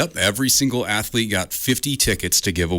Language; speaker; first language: English; native; English